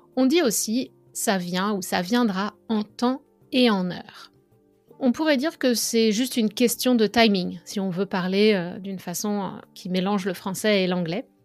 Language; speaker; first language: French; native; French